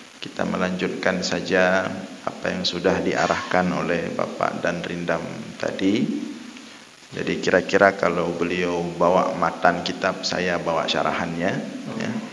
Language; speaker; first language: Malay; non-native, local second language; Achinese